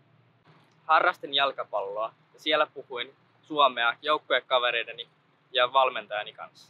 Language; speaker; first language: Finnish; early bilingual, other home language; Nepali